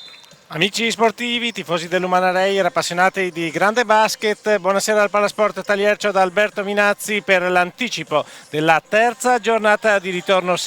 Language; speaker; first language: Italian; native; Italian